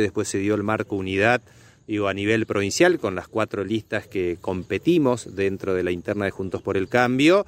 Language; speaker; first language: Spanish; native; Spanish